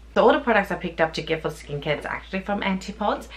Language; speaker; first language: English; native; English